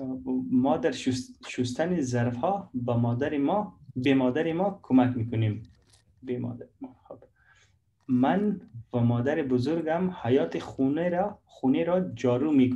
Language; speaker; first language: Persian; non-native, learner; Urdu